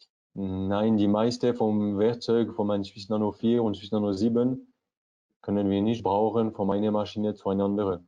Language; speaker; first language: German; non-native, learner; French